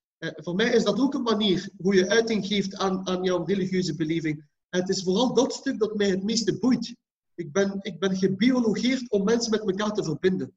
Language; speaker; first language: Dutch; early bilingual, other home language; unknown